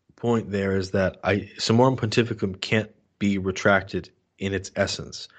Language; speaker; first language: English; native; English